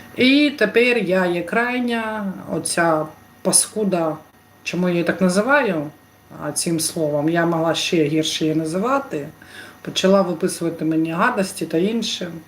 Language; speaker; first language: Ukrainian; non-native, local second language; Russian